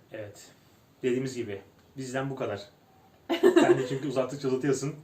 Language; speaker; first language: Turkish; native; Turkish